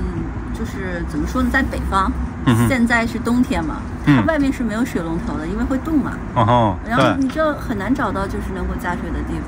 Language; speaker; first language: Chinese; native; Chinese